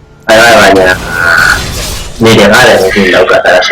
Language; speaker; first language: Basque; non-native, local second language; Spanish